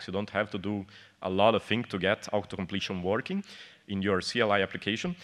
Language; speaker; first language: English; non-native, fluent; Portuguese